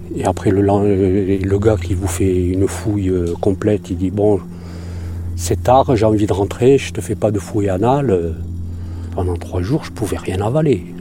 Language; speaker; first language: French; native; French